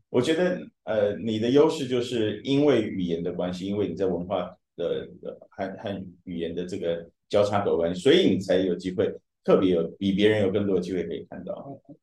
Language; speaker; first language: Chinese; native; Chinese